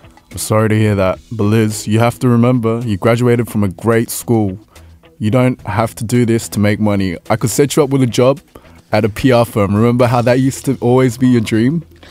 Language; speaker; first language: English; native; English